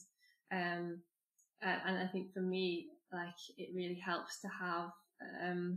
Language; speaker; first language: English; native; English